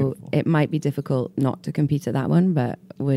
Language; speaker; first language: English; native; English